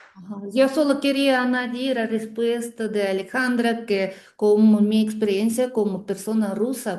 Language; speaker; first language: Spanish; non-native, fluent; Russian